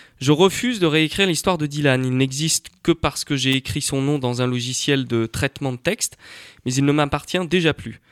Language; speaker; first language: French; native; French